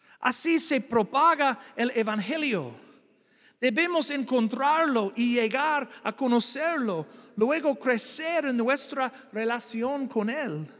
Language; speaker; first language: Spanish; non-native, fluent; English